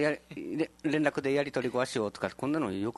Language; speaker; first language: Japanese; native; Japanese